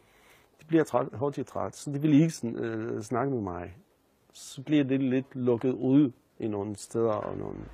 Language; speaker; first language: Danish; non-native, learner; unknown